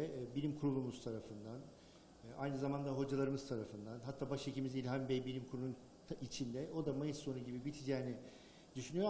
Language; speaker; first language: Turkish; non-native, fluent; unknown